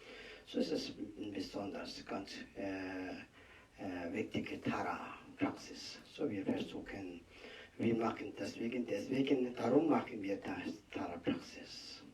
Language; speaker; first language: German; non-native, learner; Tibetan